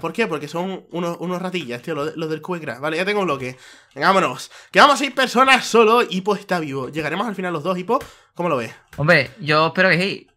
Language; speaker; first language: Spanish; native; Spanish